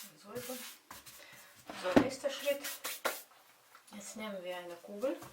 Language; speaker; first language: German; non-native, fluent; Russian